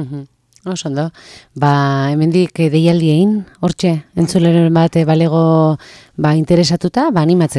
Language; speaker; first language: Basque; native; Basque